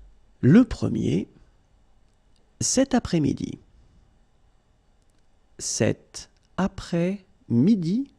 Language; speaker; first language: French; native; French